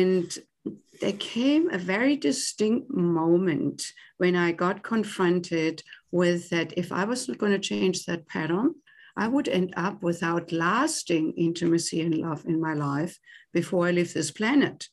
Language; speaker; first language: English; non-native, fluent; German